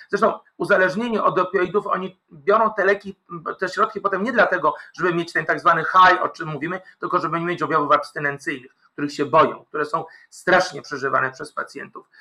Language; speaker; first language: Polish; native; Polish